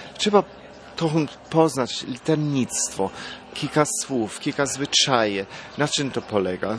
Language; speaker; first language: Polish; non-native, fluent; German